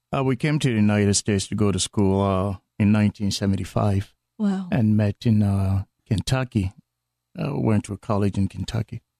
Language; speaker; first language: English; non-native, local second language; Akan